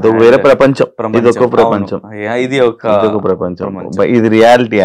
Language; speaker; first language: Telugu; native; Telugu